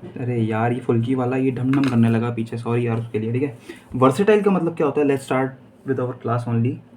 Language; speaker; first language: Hindi; native; Hindi